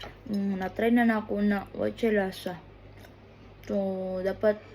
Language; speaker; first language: Filipino; non-native, local second language; Cebuano